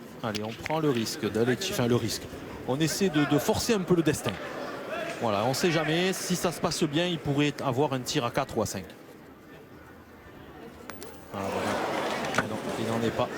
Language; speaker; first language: French; native; French